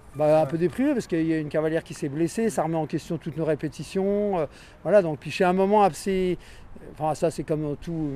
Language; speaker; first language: French; native; French